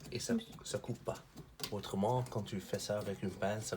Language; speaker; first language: French; non-native, fluent; Dutch